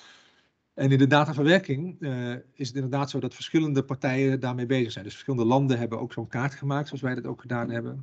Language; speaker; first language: Dutch; native; Dutch